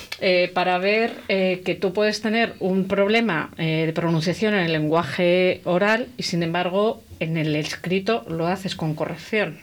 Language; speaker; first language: Spanish; native; Spanish